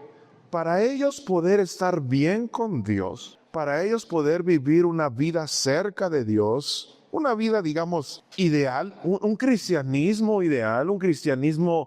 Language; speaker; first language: Spanish; native; Spanish